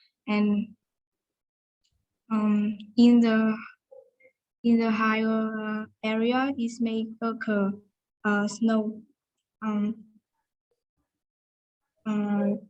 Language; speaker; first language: English; non-native, learner; Vietnamese